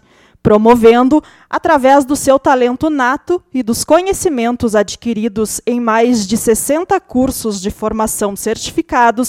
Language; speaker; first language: Portuguese; native; Portuguese